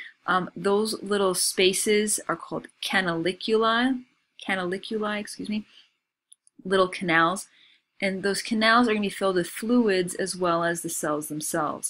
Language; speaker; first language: English; native; English